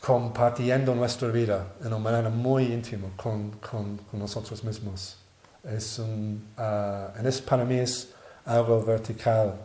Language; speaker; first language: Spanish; non-native, learner; English